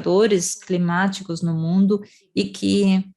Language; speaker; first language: Portuguese; non-native, fluent; German